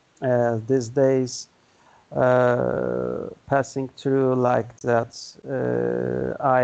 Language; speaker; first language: English; non-native, learner; Turkish